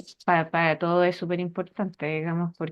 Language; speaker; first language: Spanish; native; Spanish